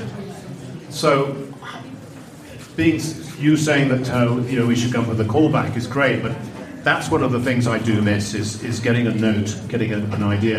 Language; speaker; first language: English; native; English